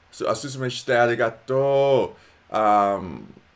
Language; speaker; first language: Japanese; non-native, learner; English